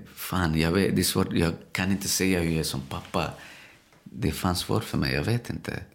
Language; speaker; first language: Swedish; early bilingual, other home language; Spanish